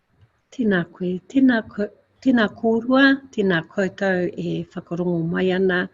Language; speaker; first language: Māori; non-native, local second language; English